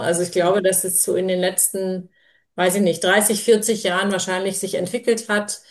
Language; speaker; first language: German; native; German